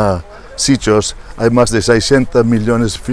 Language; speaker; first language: Spanish; non-native, learner; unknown